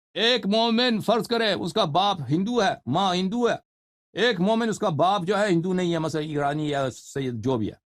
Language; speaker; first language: Urdu; non-native, fluent; Persian